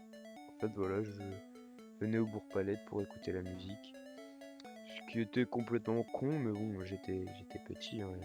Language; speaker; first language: French; native; French